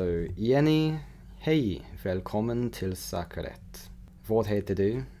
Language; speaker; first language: Swedish; non-native, learner; English